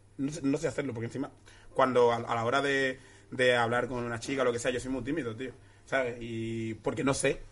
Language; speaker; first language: Spanish; early bilingual, other home language; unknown